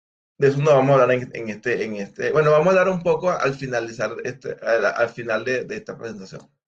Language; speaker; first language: Spanish; native; Spanish